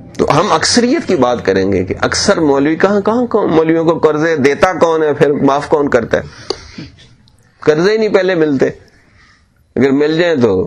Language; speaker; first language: Urdu; native; Urdu